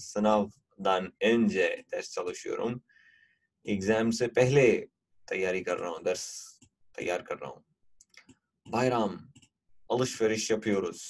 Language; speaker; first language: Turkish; non-native, fluent; Urdu